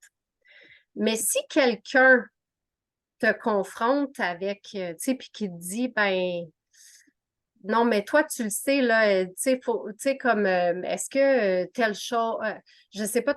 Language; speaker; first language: French; native; French